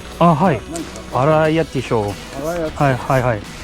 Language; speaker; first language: Japanese; non-native, learner; Korean